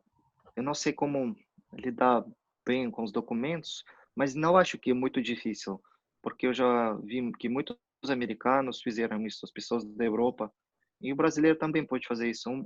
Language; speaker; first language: Portuguese; non-native, fluent; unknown